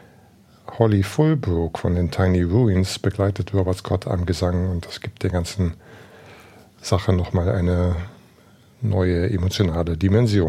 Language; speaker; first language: German; native; German